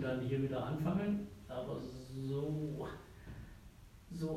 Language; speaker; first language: German; native; German